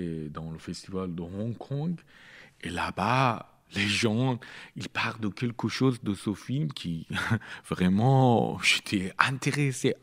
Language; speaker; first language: French; non-native, learner; Persian